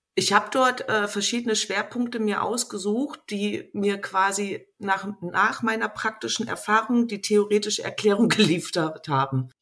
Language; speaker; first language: German; native; German